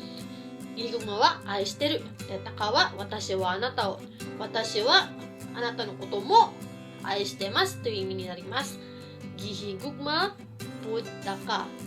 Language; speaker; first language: Japanese; non-native, fluent; Cebuano